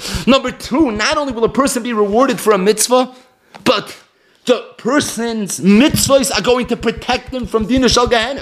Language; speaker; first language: English; native; English